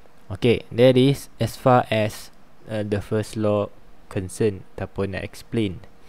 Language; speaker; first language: English; non-native, local second language; Malay